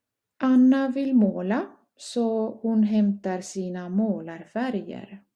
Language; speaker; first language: Swedish; non-native, fluent; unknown